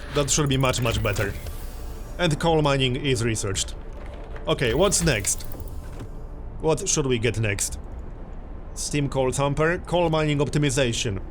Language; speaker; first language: English; native; English